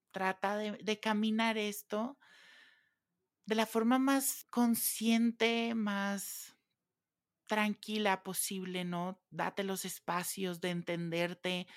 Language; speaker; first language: Spanish; native; Spanish